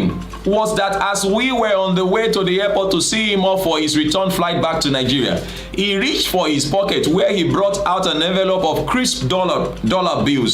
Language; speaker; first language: English; non-native, local second language; Yoruba